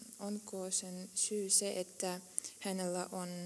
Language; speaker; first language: Finnish; non-native, fluent; Russian